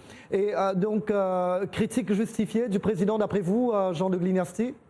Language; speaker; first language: French; native; French